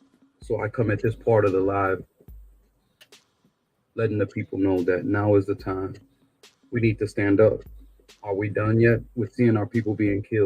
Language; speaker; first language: English; native; English